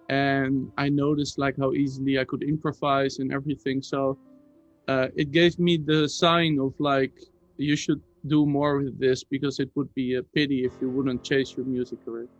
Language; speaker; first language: English; non-native, fluent; Dutch